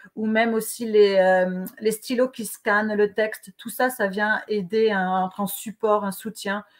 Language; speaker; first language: French; native; French